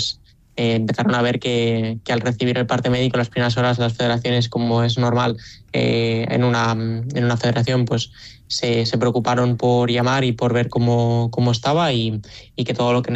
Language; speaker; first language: Spanish; native; Spanish